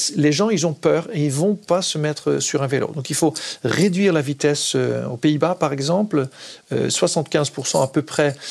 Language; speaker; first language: French; non-native, fluent; Dutch